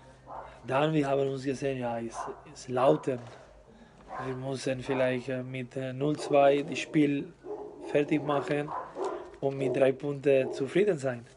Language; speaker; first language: German; non-native, learner; Spanish